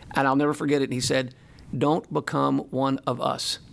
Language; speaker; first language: English; native; English